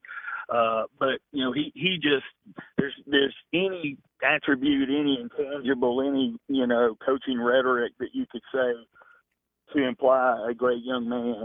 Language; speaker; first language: English; native; English